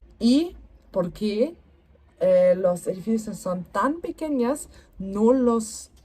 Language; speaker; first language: Spanish; non-native, learner; German